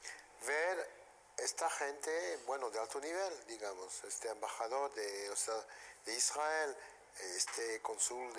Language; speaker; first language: Spanish; non-native, fluent; French